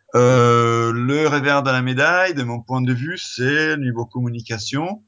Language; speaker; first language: French; non-native, fluent; Italian